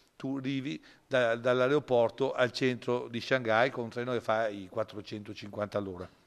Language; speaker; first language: Italian; native; Italian